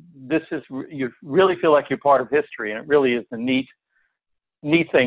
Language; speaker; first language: English; native; English